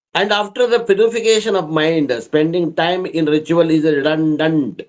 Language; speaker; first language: English; non-native, local second language; Kannada